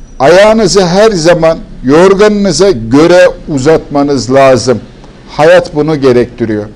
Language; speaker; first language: Turkish; native; Turkish